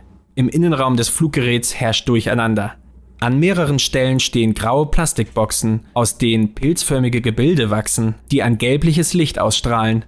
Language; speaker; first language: German; native; German